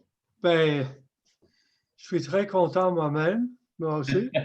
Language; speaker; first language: French; non-native, fluent; English